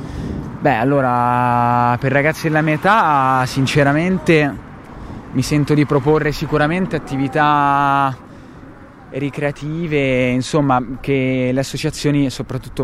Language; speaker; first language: Italian; native; Italian